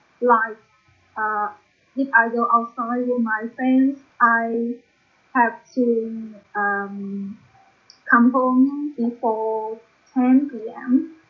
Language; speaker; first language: English; non-native, learner; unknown